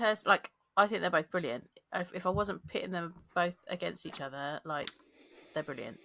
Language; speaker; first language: English; native; English